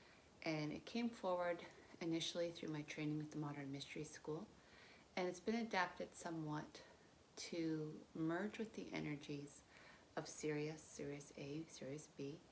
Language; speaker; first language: English; native; English